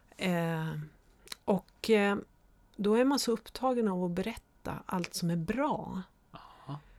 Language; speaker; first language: Swedish; native; Swedish